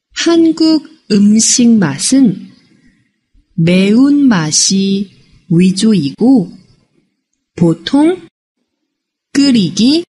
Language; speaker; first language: Korean; non-native, fluent; Chinese